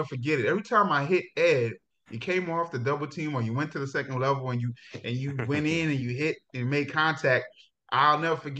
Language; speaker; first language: English; native; English